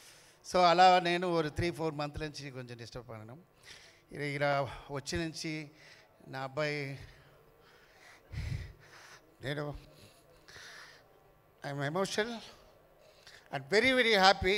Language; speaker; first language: Telugu; non-native, learner; Kannada